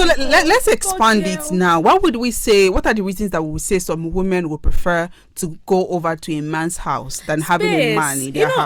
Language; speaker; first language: English; non-native, local second language; Yoruba